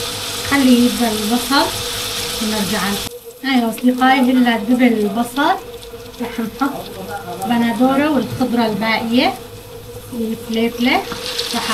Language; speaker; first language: Arabic; non-native, local second language; Kurdish